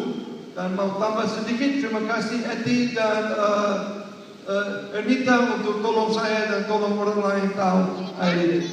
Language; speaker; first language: Indonesian; non-native, learner; English